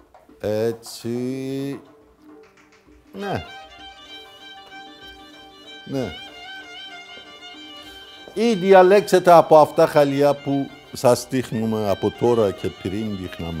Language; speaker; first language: Greek; non-native, fluent; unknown